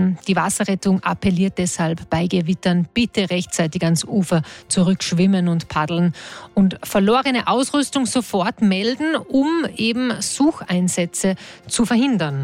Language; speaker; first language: German; native; German